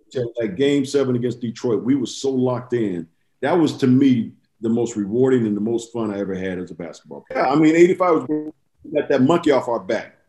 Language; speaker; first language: English; native; English